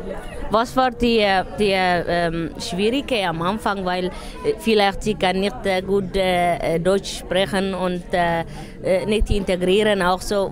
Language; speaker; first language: German; non-native, learner; Tigrinya